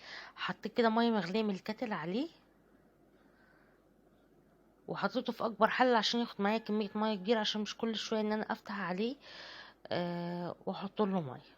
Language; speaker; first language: Arabic; native; Arabic